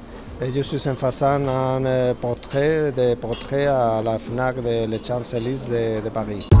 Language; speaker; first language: French; non-native, learner; Spanish